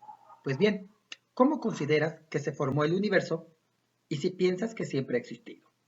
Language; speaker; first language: Spanish; native; Spanish